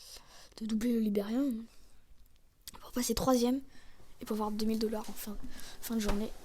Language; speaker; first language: French; native; French